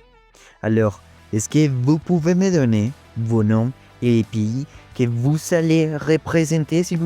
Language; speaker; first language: French; non-native, learner; Spanish